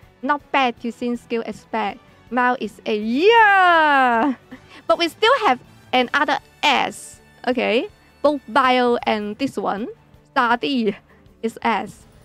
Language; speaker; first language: English; non-native, local second language; Cantonese